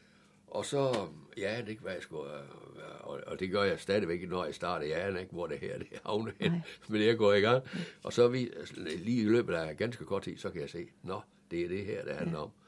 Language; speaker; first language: Danish; native; Danish